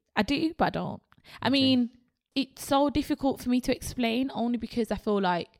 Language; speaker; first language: English; native; English